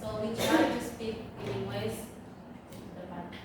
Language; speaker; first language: English; non-native, learner; Indonesian